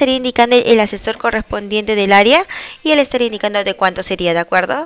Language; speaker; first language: Spanish; native; Spanish